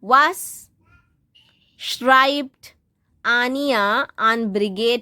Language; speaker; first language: German; non-native, fluent; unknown